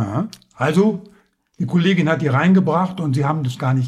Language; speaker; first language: German; native; German